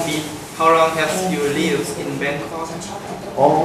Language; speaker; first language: English; non-native, learner; Khmer